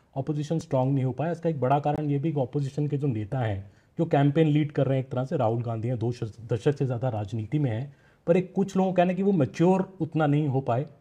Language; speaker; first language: Hindi; native; Hindi